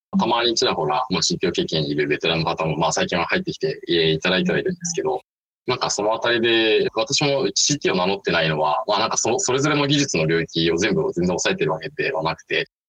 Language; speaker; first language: Japanese; native; Japanese